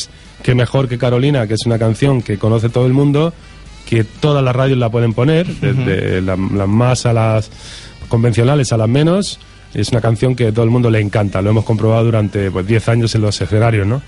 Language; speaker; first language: Spanish; native; Spanish